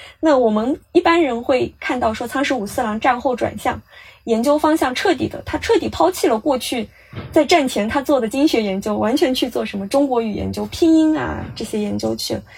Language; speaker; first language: Chinese; native; Chinese